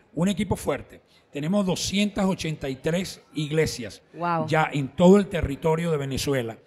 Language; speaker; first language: Spanish; native; Spanish